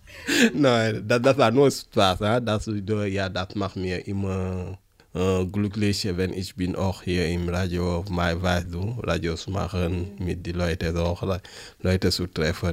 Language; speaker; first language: German; non-native, learner; French